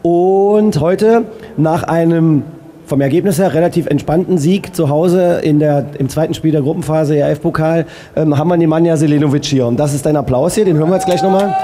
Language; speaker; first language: German; native; German